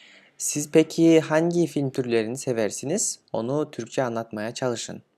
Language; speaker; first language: Turkish; non-native, fluent; Kyrgyz